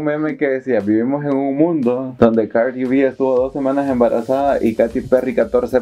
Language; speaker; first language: Spanish; native; Spanish